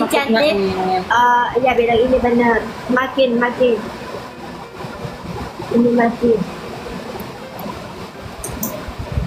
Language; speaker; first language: Indonesian; non-native, learner; Vietnamese